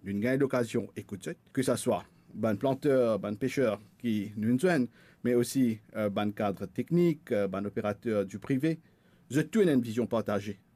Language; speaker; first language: French; non-native, local second language; Morisyen